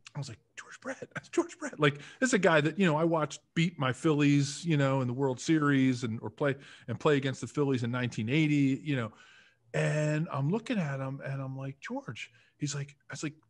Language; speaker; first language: English; native; English